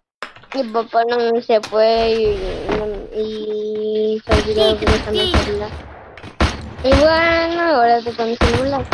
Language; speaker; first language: Spanish; native; Spanish